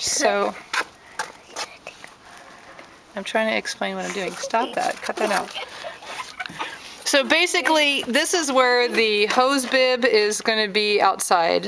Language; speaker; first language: English; native; English